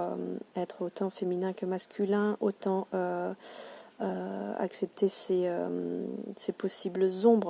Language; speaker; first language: French; native; French